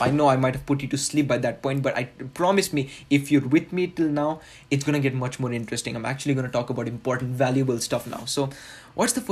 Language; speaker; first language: English; non-native, local second language; Marathi